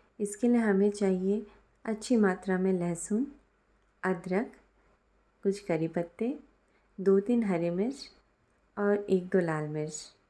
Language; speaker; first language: Hindi; native; Hindi